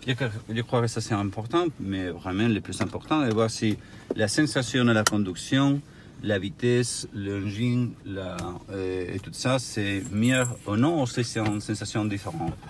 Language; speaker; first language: French; non-native, learner; Spanish